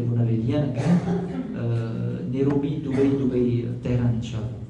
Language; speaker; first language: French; non-native, local second language; Gujarati